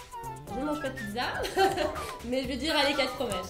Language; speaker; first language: French; native; French